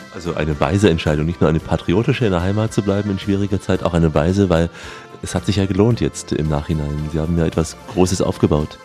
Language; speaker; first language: German; native; German